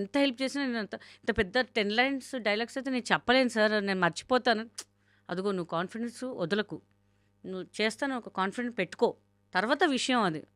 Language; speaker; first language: Telugu; non-native, local second language; Hindi